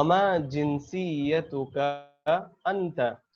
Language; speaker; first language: Arabic; non-native, fluent; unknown